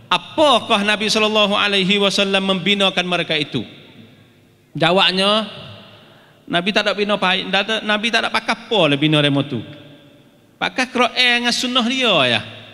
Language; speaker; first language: Malay; native; Malay